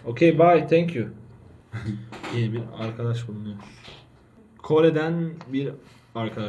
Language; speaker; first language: Turkish; native; Turkish